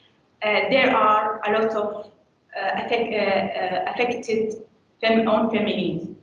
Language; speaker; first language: English; non-native, learner; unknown